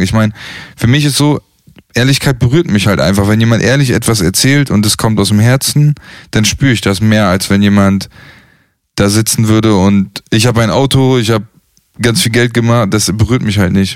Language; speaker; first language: German; native; German